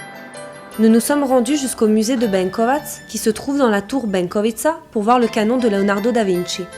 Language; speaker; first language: French; native; French